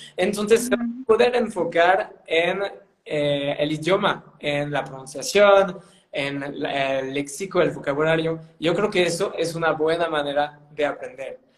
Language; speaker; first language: Spanish; non-native, fluent; French